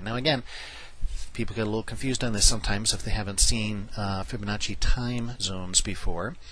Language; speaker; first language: English; native; English